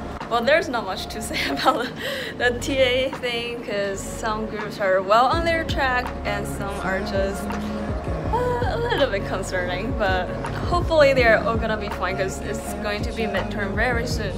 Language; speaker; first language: English; early bilingual, other home language; Chinese